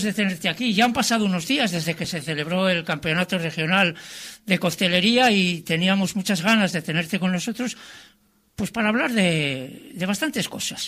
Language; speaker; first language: Spanish; native; Spanish